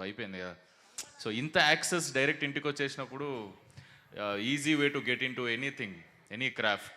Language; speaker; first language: Telugu; native; Telugu